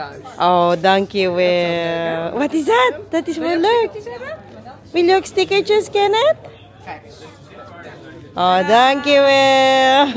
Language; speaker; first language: Dutch; non-native, learner; Filipino